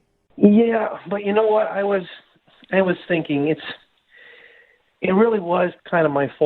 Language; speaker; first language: English; native; English